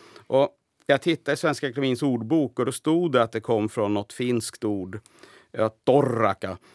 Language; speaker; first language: Swedish; native; Swedish